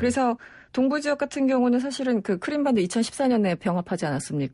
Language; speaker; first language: Korean; native; Korean